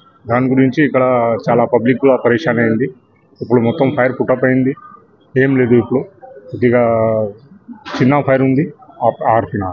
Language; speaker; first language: Telugu; non-native, local second language; Urdu